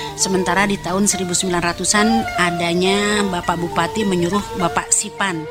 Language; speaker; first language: Indonesian; native; Indonesian